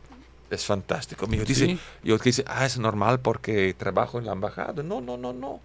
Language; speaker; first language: Spanish; non-native, learner; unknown